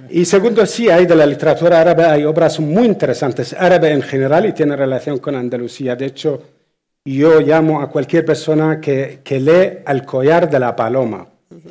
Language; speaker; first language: Spanish; non-native, fluent; Arabic